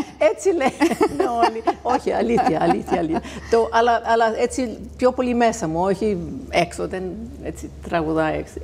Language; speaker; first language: Greek; non-native, fluent; Danish